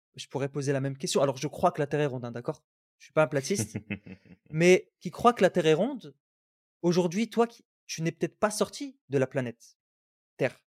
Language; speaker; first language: French; non-native, local second language; Arabic